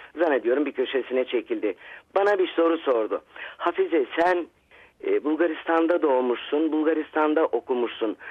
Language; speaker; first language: Turkish; native; Turkish